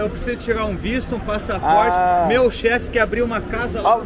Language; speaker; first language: Portuguese; native; Portuguese